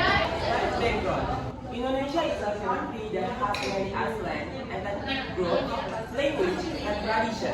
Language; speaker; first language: English; non-native, learner; Indonesian